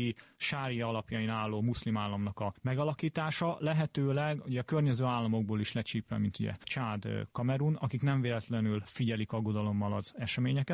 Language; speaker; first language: Hungarian; native; Hungarian